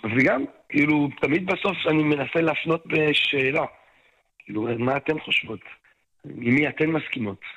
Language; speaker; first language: Hebrew; non-native, fluent; French